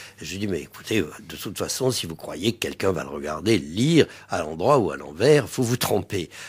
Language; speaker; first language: French; native; French